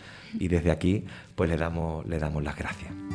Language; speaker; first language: Spanish; native; Spanish